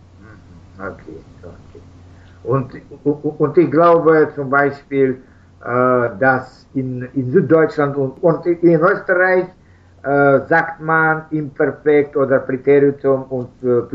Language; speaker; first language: German; non-native, fluent; Russian